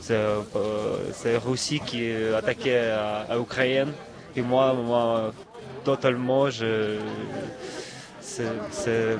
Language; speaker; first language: French; non-native, learner; Russian